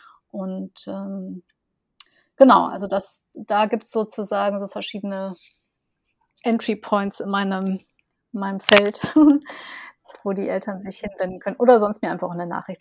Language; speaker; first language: German; native; German